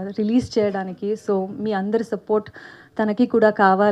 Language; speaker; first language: Telugu; non-native, learner; Kannada